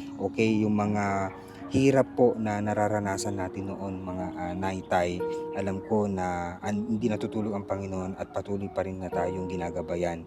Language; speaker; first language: Filipino; non-native, local second language; Iloko